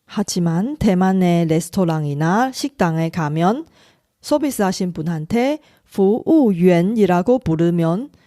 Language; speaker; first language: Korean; non-native, fluent; Chinese